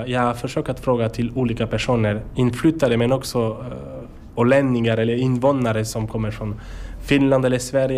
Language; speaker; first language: Swedish; non-native, learner; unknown